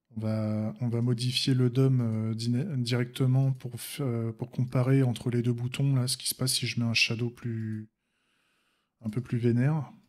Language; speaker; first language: French; native; French